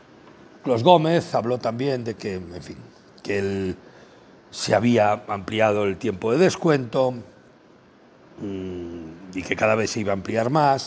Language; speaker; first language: Spanish; native; Spanish